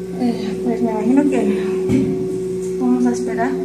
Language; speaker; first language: Spanish; native; Spanish